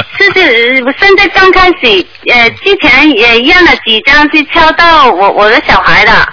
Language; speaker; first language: Chinese; non-native, local second language; Cantonese